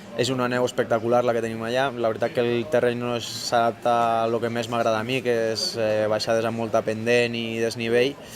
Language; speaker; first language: Catalan; non-native, local second language; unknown